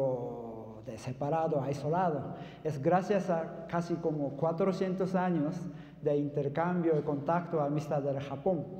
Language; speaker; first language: Spanish; non-native, fluent; Japanese